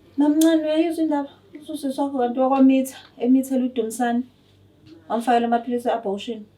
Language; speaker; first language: Zulu; native; Zulu